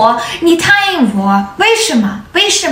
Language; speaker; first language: Chinese; non-native, learner; Russian